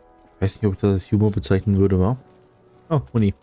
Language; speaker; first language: German; native; German